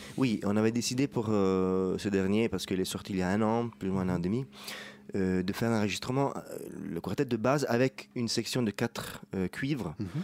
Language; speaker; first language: French; non-native, fluent; Italian